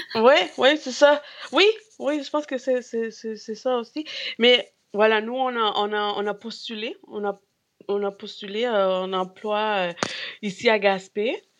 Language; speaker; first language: French; non-native, fluent; Spanish